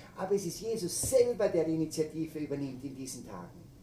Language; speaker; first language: German; native; German